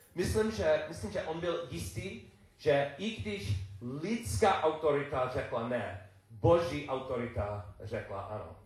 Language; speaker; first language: Czech; non-native, learner; English